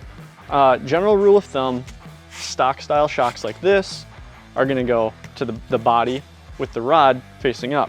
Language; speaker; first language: English; native; English